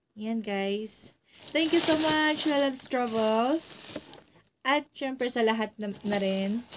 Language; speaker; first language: Filipino; non-native, local second language; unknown